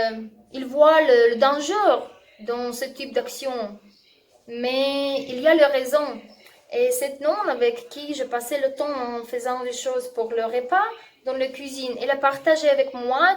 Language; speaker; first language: French; non-native, learner; Russian